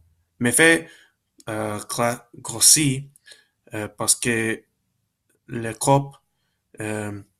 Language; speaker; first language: French; non-native, learner; Spanish